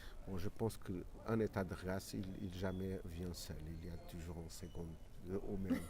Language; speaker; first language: French; non-native, learner; Portuguese